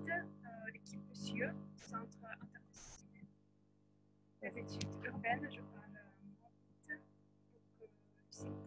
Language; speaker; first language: French; non-native, fluent; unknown